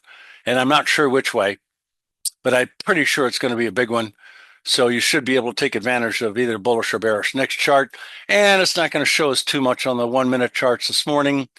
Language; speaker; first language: English; native; English